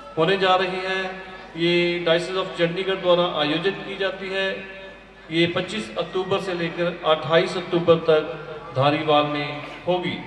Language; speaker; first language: Hindi; non-native, local second language; Punjabi